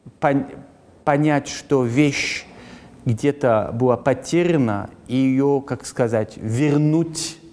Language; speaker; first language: Russian; early bilingual, heritage; Russian